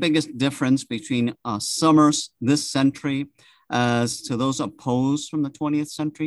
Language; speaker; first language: English; native; English